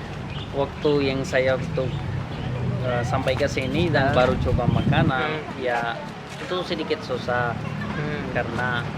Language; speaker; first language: Indonesian; non-native, learner; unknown